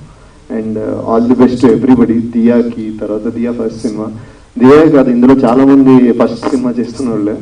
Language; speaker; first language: Telugu; native; Telugu